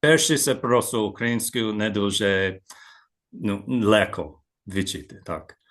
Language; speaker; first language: Ukrainian; non-native, learner; English